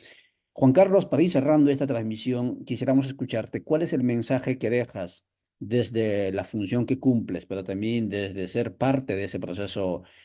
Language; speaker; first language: Spanish; native; Spanish